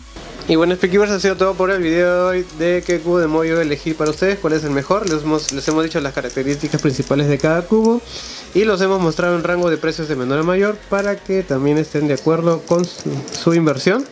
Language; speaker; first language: Spanish; native; Spanish